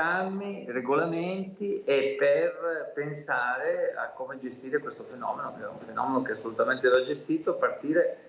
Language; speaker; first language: Italian; native; Italian